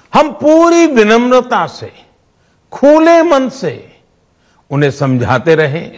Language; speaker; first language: Hindi; non-native, local second language; Gujarati